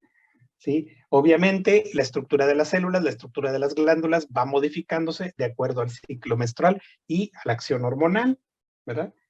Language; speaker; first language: Spanish; native; Spanish